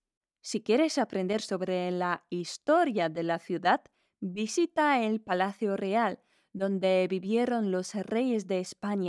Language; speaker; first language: Spanish; non-native, fluent; Polish